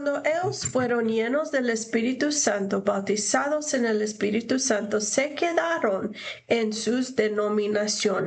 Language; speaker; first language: Spanish; non-native, fluent; English